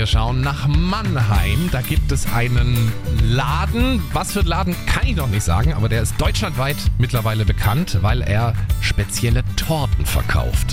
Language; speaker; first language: German; native; German